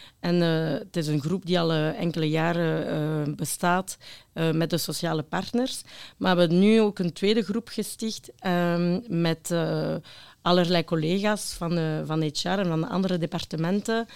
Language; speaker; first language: Dutch; non-native, local second language; French